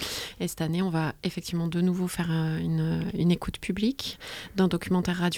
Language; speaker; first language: French; native; French